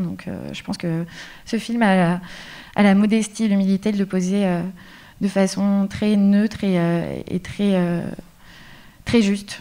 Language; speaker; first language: French; native; French